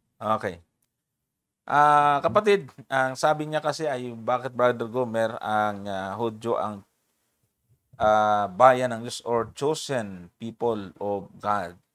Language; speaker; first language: Filipino; native; Filipino